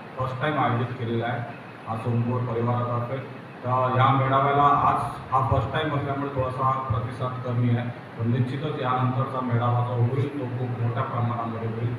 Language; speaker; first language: Marathi; native; Marathi